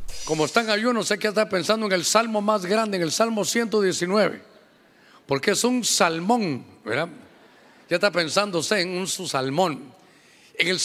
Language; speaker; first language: Spanish; native; Spanish